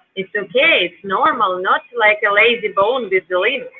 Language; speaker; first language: English; non-native, learner; Ukrainian